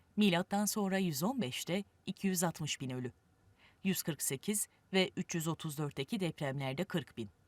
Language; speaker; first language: Turkish; native; Turkish